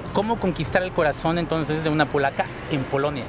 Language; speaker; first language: Spanish; native; Spanish